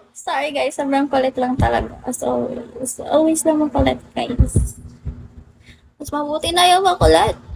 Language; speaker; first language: Filipino; non-native, local second language; Cebuano